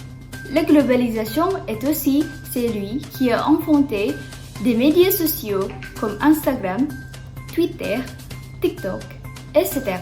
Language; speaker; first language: French; non-native, learner; Indonesian